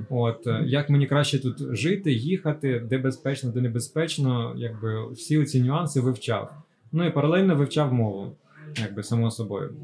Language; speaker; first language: Ukrainian; native; Ukrainian